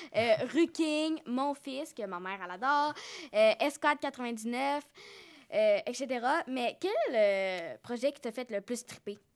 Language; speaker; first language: French; native; French